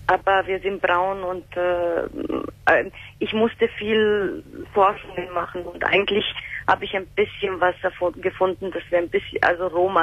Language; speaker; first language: German; early bilingual, other home language; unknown